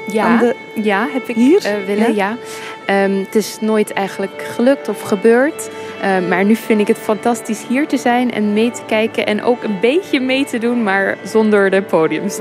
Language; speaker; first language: Dutch; early bilingual, heritage; English